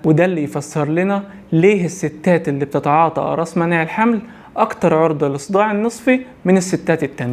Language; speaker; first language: Arabic; native; Arabic